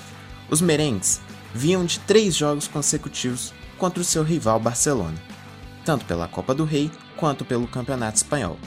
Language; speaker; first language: Portuguese; native; Portuguese